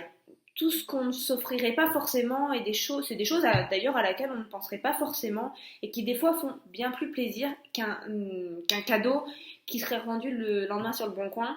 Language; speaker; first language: French; native; French